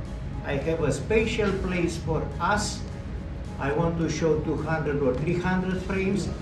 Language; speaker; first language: English; non-native, learner; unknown